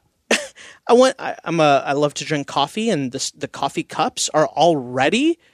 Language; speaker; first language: English; early bilingual, other home language; Hindi